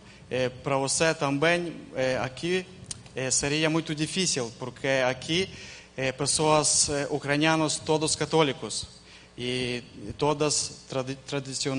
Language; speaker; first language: Portuguese; non-native, learner; Ukrainian